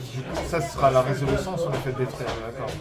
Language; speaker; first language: French; native; French